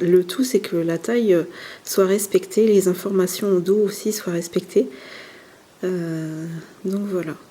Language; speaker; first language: French; native; French